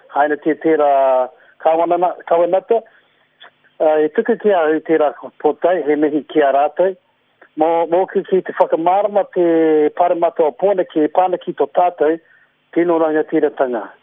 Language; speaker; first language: Māori; native; Māori